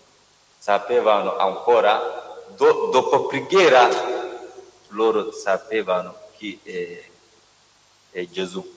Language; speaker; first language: Italian; non-native, learner; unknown